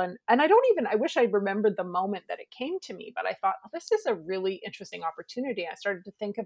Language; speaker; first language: English; native; English